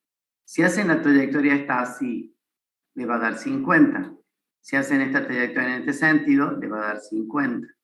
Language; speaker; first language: Spanish; native; Spanish